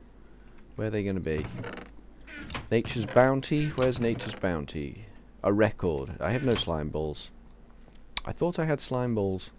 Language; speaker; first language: English; native; English